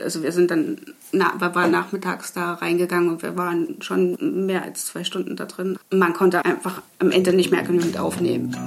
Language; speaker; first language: German; native; German